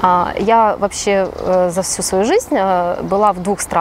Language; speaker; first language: Russian; native; Russian